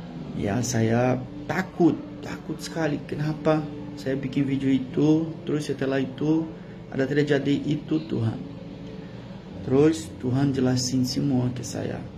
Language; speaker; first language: Indonesian; non-native, fluent; Portuguese